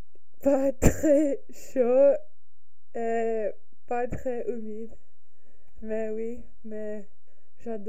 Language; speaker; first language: French; non-native, learner; English